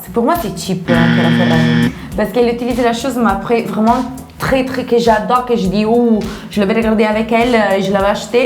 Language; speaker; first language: French; non-native, learner; Italian